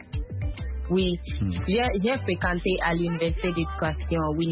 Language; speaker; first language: French; non-native, learner; Akan